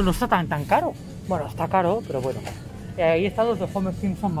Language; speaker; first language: Spanish; native; Spanish